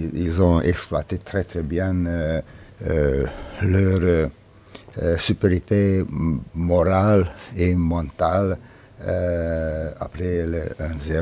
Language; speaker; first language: French; non-native, fluent; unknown